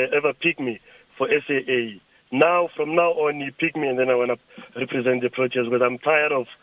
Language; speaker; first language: English; non-native, local second language; Tsonga